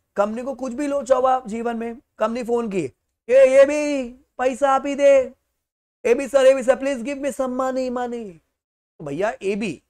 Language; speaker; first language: Hindi; native; Hindi